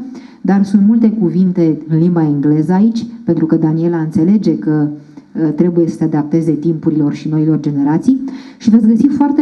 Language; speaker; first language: Romanian; native; Romanian